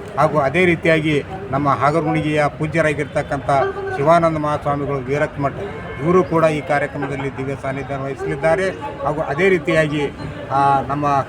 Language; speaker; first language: Kannada; native; Kannada